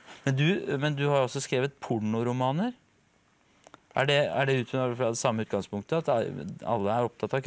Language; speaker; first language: Norwegian; native; Norwegian